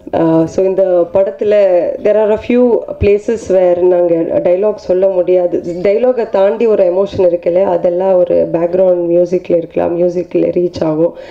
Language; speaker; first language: Tamil; non-native, learner; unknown